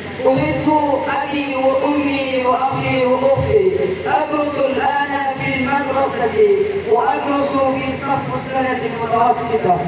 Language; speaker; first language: Arabic; non-native, learner; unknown